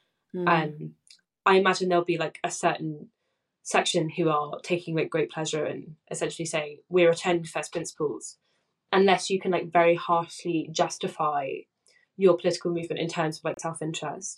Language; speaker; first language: English; native; English